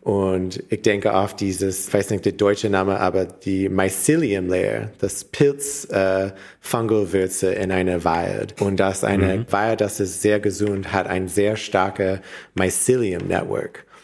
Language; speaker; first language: German; non-native, learner; English